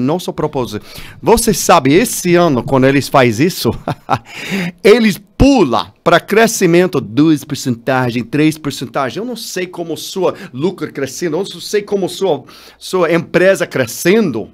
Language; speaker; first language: Portuguese; non-native, learner; English